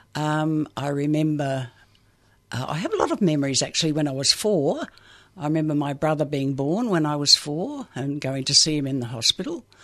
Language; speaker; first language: English; native; English